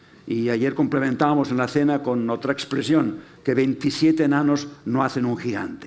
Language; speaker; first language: Spanish; native; Spanish